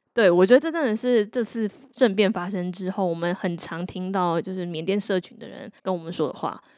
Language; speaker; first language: Chinese; native; Chinese